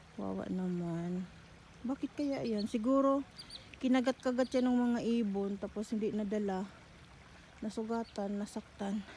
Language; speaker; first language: Filipino; non-native, local second language; Cebuano